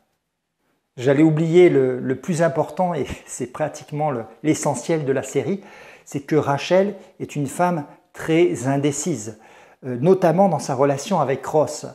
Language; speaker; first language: French; native; French